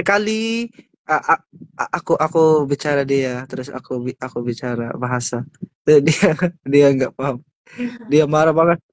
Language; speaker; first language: Indonesian; non-native, learner; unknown